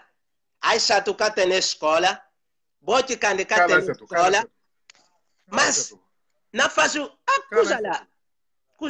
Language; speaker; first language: Portuguese; non-native, local second language; Upper Guinea Crioulo